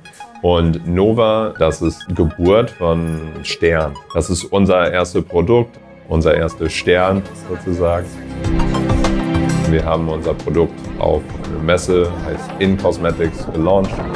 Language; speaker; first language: German; non-native, fluent; English